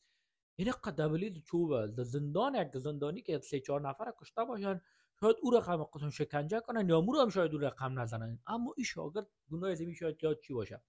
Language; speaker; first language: Persian; native; Persian